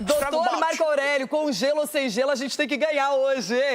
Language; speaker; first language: Portuguese; native; Portuguese